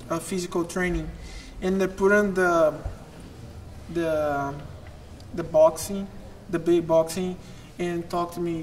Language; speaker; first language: English; non-native, learner; Portuguese